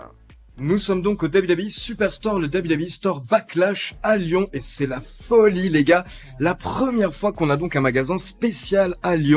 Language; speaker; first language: French; native; French